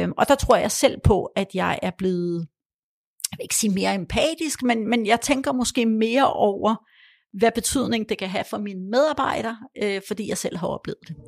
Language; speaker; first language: Danish; early bilingual, other home language; Polish